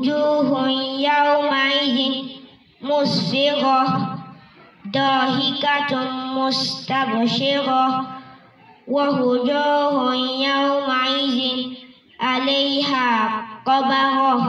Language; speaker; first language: Arabic; non-native, learner; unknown